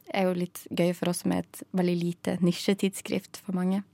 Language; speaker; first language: Norwegian; native; Norwegian